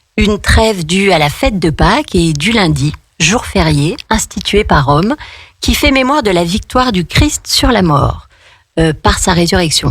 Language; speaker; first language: French; native; French